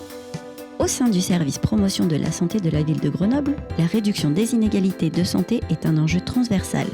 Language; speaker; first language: French; native; French